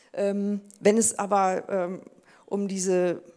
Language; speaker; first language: German; native; German